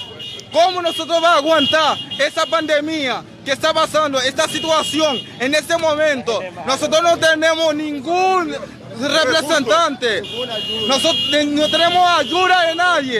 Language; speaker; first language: Spanish; non-native, fluent; Haitian Creole